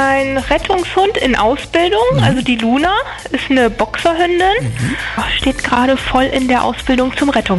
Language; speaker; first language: German; native; German